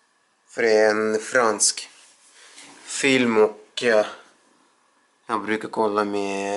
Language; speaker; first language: Swedish; non-native, learner; Russian